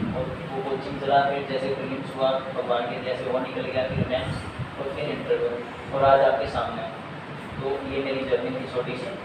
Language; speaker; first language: Hindi; native; Hindi